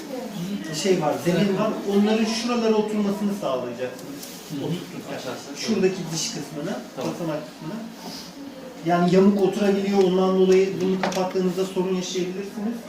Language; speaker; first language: Turkish; native; Turkish